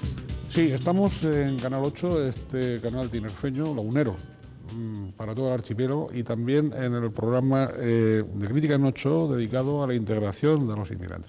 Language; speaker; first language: Spanish; native; Spanish